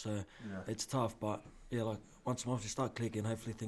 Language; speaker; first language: English; native; English